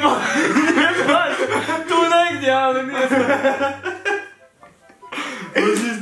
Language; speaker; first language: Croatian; early bilingual, heritage; Croatian